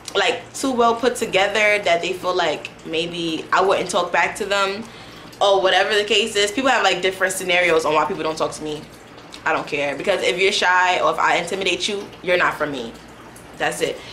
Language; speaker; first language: English; native; English